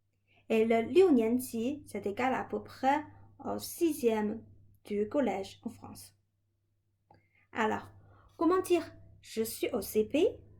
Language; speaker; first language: French; non-native, fluent; Chinese